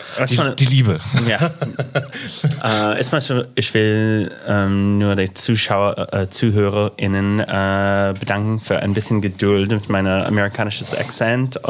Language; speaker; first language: German; non-native, fluent; English